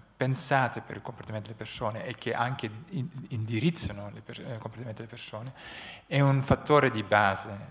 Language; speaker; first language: Italian; non-native, fluent; Dutch